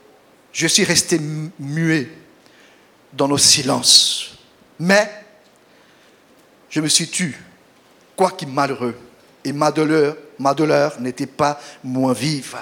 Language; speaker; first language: French; non-native, fluent; Portuguese